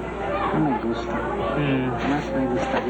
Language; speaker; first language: Spanish; non-native, local second language; Yucateco